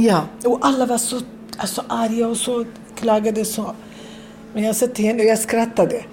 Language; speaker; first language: Swedish; non-native, fluent; Kurdish